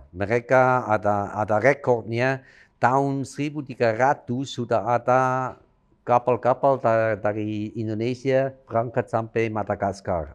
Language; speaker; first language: Indonesian; non-native, fluent; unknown